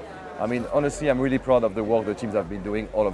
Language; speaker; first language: English; non-native, fluent; French